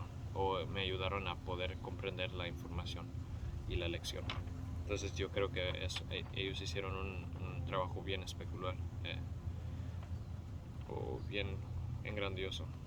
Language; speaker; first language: Spanish; early bilingual, heritage; Spanish